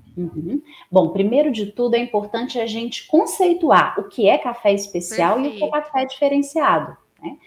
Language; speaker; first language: Portuguese; native; Portuguese